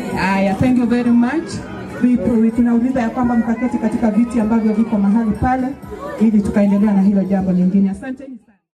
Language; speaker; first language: Swahili; non-native, local second language; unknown